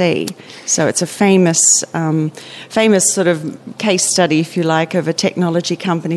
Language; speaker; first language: English; native; English